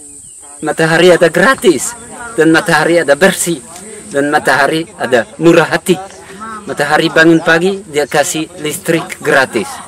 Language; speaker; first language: Indonesian; non-native, learner; French